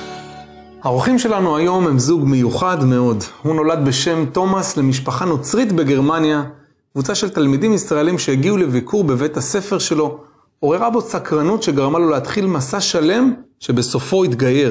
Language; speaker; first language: Hebrew; native; Hebrew